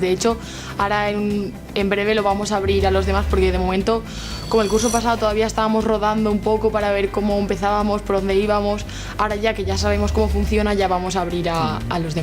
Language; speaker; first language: Spanish; native; Spanish